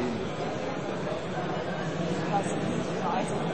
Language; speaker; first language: German; non-native, learner; Bulgarian